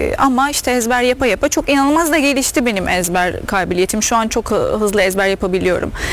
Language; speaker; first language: Turkish; non-native, fluent; Arabic